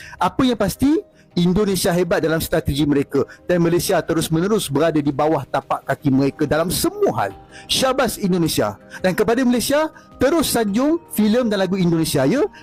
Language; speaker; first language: Malay; native; Malay